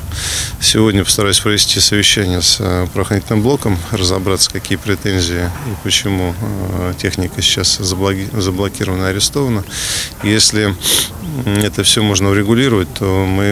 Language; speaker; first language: Russian; native; Russian